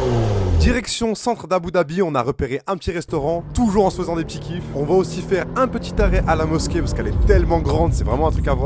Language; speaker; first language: French; native; French